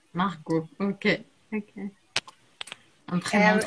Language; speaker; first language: French; non-native, fluent; Portuguese